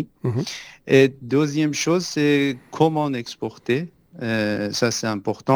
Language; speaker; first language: French; non-native, fluent; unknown